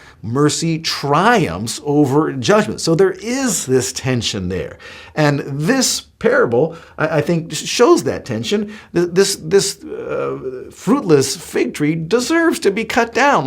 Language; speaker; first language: English; native; English